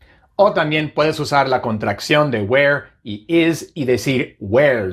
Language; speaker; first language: Spanish; non-native, fluent; English